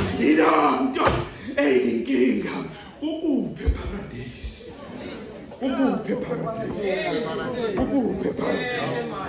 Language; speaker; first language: Zulu; non-native, local second language; Xhosa